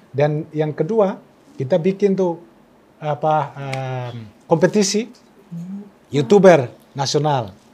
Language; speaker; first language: Indonesian; non-native, local second language; Tetum